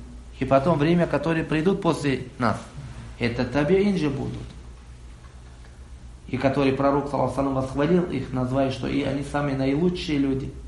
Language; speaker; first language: Russian; non-native, local second language; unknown